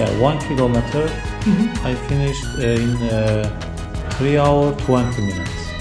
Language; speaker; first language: English; non-native, learner; Turkish